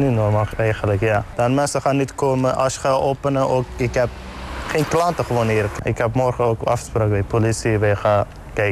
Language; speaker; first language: Dutch; non-native, learner; Arabic